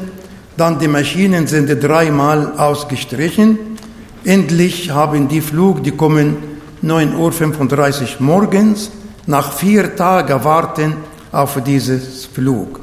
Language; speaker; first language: German; non-native, learner; Arabic